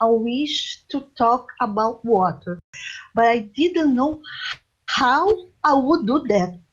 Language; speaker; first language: English; non-native, learner; Portuguese